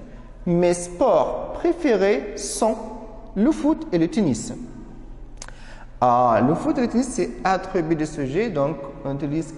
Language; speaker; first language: French; non-native, fluent; Arabic